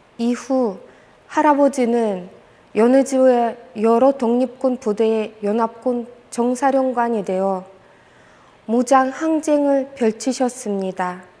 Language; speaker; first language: Korean; non-native, fluent; Russian